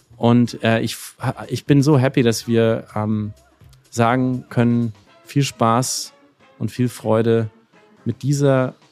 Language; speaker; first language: German; native; German